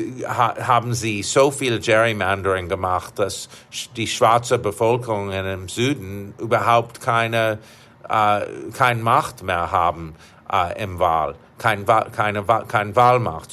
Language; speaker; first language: German; non-native, fluent; English